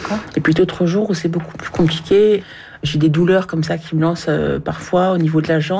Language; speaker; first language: French; native; French